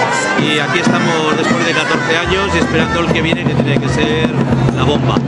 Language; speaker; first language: Spanish; native; Spanish